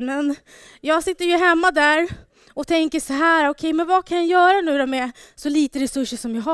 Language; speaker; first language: Swedish; early bilingual, other home language; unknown